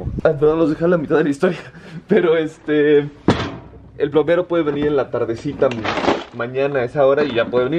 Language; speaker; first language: Spanish; native; Spanish